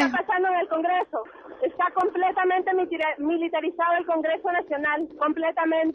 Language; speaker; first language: Spanish; native; Spanish